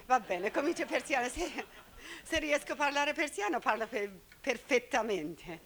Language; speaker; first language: Italian; non-native, learner; Persian